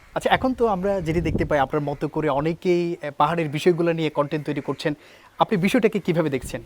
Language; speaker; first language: Bangla; native; Bangla